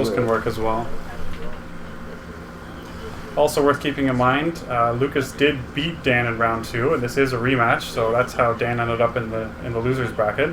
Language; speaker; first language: English; native; English